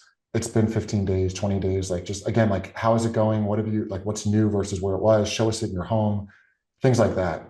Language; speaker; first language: English; native; English